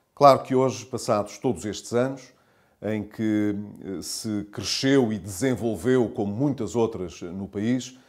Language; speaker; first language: Portuguese; native; Portuguese